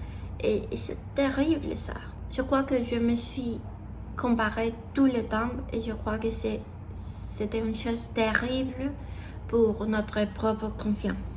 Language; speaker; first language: French; non-native, learner; Spanish